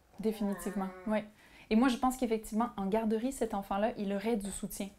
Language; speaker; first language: French; native; French